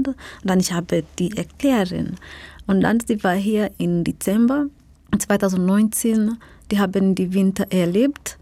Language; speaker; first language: German; non-native, learner; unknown